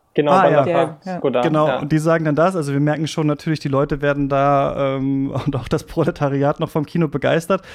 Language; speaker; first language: German; native; German